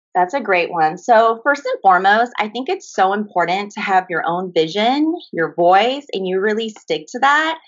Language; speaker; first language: English; early bilingual, other home language; Japanese